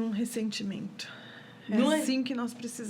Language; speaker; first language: Portuguese; native; Portuguese